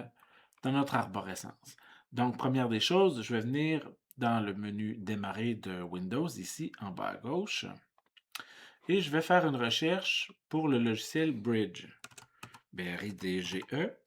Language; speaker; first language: French; native; French